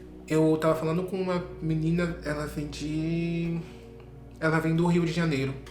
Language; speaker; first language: Portuguese; non-native, fluent; French